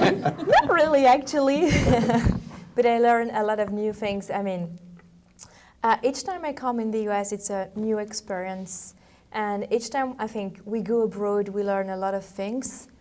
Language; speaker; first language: English; non-native, fluent; French